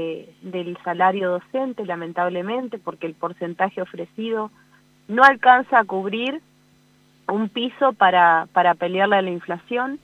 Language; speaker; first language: Spanish; native; Spanish